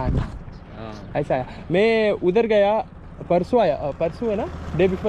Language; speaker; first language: Hindi; non-native, local second language; Malayalam